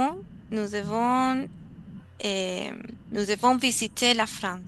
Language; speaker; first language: French; non-native, learner; Spanish